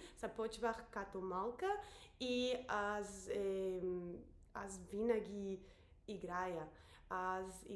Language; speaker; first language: Bulgarian; non-native, learner; Spanish